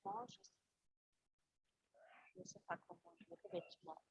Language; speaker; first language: French; non-native, learner; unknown